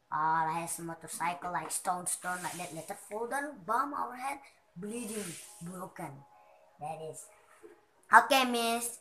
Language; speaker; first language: English; non-native, learner; Indonesian